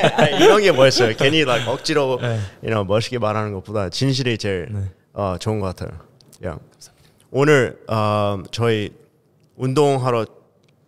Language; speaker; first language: Korean; early bilingual, heritage; Korean